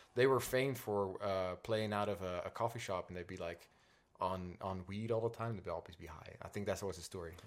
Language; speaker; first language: English; non-native, fluent; Dutch